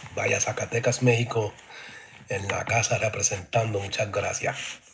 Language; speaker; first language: Spanish; early bilingual, heritage; Spanish